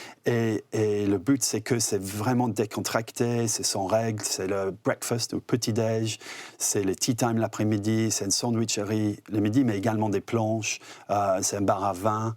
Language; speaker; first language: French; non-native, fluent; English